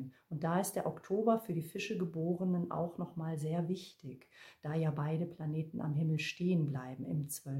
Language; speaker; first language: German; native; German